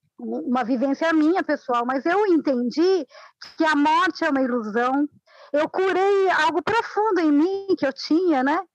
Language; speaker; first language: Portuguese; non-native, fluent; Spanish